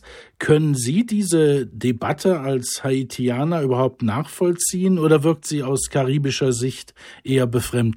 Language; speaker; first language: German; native; German